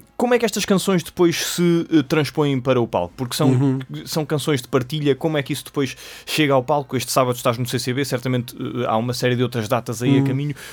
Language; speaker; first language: Portuguese; native; Portuguese